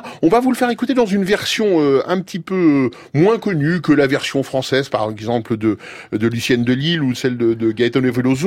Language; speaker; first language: French; native; French